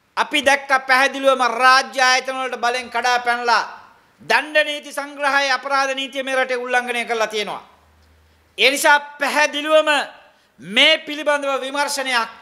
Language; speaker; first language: Sinhala; non-native, local second language; Tamil